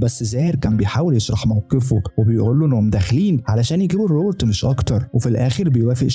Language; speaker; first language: Arabic; native; Arabic